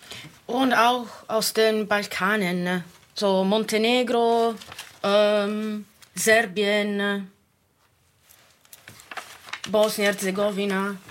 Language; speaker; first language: German; non-native, learner; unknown